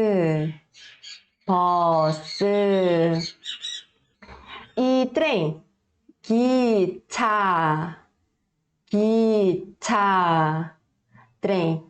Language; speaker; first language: Korean; early bilingual, heritage; Korean